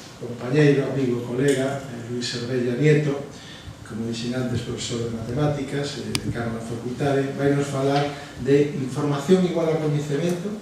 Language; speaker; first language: Galician; non-native, local second language; Spanish